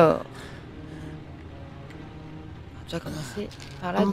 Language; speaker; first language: French; native; French